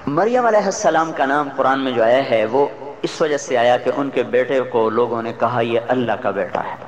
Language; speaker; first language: Urdu; non-native, local second language; Punjabi